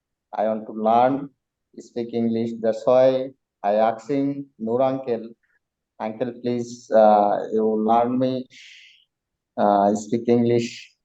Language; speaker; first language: English; non-native, learner; Bangla